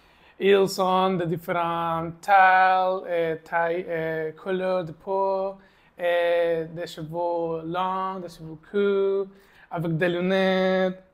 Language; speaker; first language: French; non-native, learner; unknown